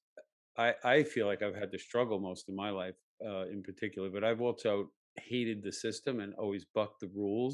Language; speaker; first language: English; native; English